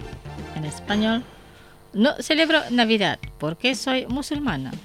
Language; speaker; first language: Spanish; non-native, fluent; Indonesian